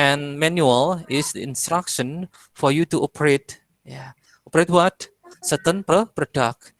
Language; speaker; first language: English; non-native, fluent; Indonesian